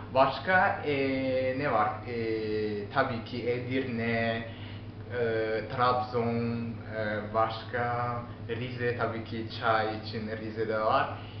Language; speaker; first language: Turkish; non-native, learner; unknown